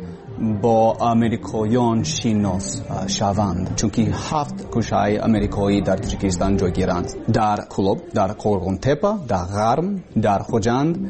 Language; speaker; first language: Persian; non-native, learner; English